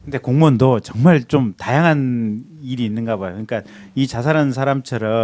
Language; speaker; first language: Korean; native; Korean